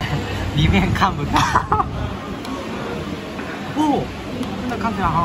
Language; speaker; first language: Chinese; non-native, fluent; Japanese